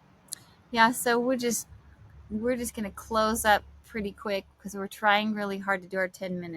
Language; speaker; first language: English; native; English